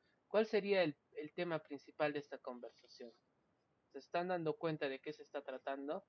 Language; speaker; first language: Spanish; native; Spanish